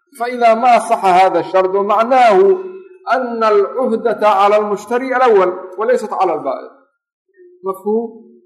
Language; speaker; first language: Arabic; non-native, local second language; Somali